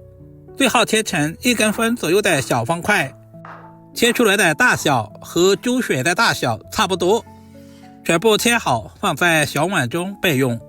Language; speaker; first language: Chinese; native; Chinese